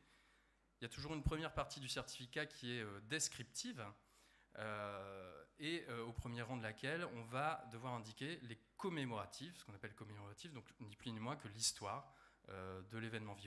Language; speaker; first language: French; native; French